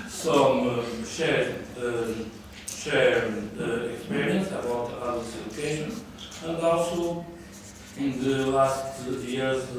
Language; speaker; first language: English; non-native, learner; Portuguese